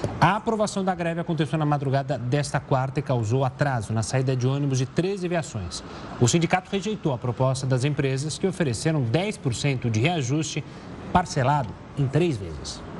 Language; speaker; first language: Portuguese; native; Portuguese